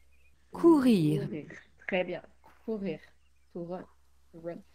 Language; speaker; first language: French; non-native, fluent; English